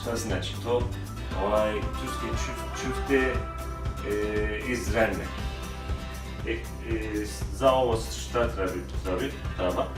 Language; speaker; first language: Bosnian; non-native, learner; Turkish